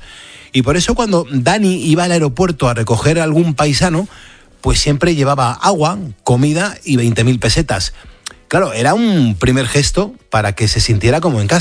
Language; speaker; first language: Spanish; native; Spanish